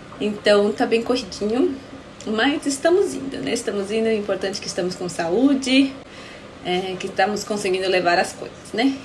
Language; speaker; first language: Portuguese; non-native, fluent; Spanish